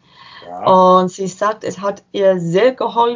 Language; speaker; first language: German; non-native, learner; English